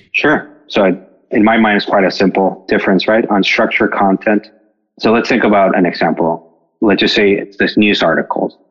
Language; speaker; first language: English; non-native, fluent; Spanish